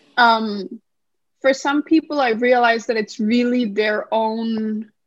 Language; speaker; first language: English; non-native, fluent; Danish